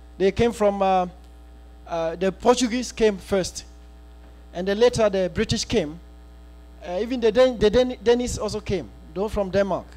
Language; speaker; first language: English; non-native, local second language; Akan